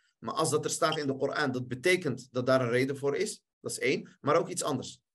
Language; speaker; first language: Dutch; early bilingual, other home language; Arabic